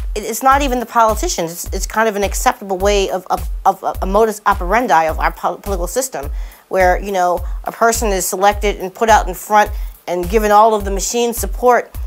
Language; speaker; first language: English; native; English